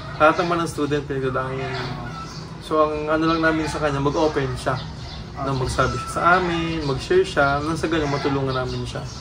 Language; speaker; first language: Filipino; native; Filipino